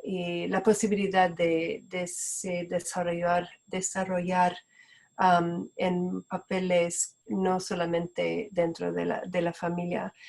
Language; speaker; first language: Spanish; non-native, fluent; Portuguese